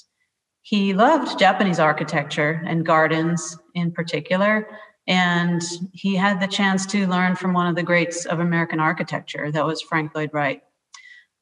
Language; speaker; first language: English; native; English